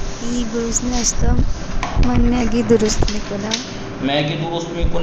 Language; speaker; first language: Persian; non-native, learner; Urdu